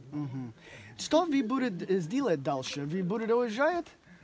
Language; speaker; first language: Russian; non-native, learner; English